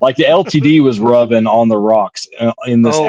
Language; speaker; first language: English; native; English